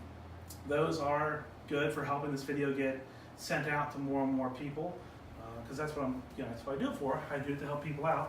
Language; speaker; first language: English; native; English